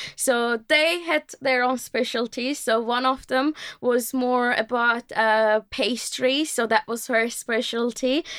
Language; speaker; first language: English; non-native, fluent; Turkish